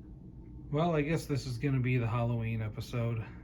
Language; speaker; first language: English; native; English